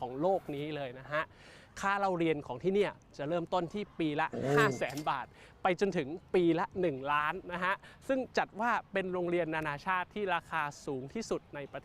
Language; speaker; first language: Thai; native; Thai